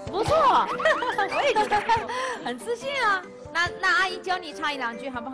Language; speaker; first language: Chinese; native; Chinese